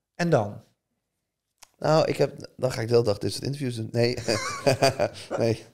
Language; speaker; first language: Dutch; native; Dutch